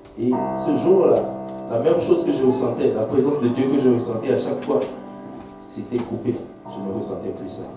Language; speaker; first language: French; non-native, local second language; Haitian Creole